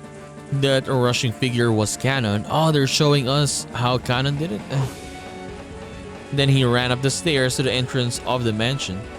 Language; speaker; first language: English; native; English